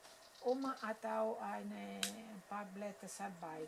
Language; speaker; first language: German; non-native, learner; Italian